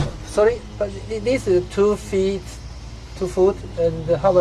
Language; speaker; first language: English; non-native, learner; Chinese